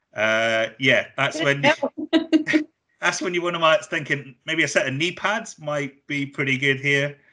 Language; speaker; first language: English; native; English